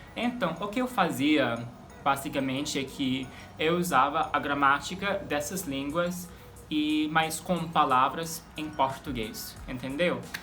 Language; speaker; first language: Portuguese; non-native, fluent; English